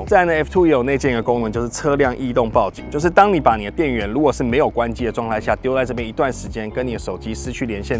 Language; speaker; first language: Chinese; native; Chinese